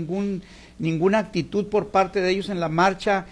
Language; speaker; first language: Spanish; native; Spanish